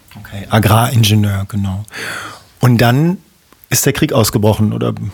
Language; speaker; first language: German; native; German